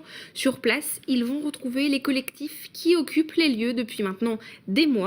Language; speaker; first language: French; native; French